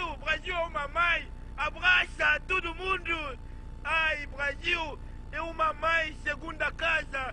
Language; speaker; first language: Portuguese; non-native, fluent; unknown